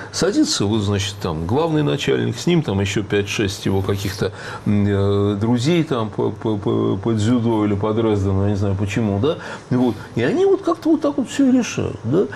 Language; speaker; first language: Russian; native; Russian